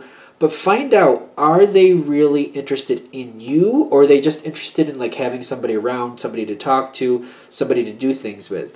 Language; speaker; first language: English; native; English